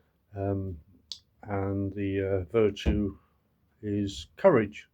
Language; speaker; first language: English; native; English